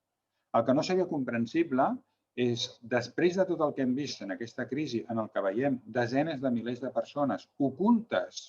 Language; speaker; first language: Catalan; native; Catalan